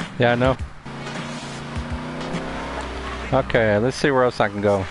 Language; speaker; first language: English; native; English